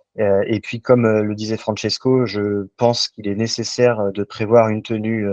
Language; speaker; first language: French; native; French